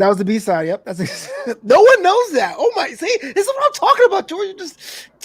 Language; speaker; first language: English; native; English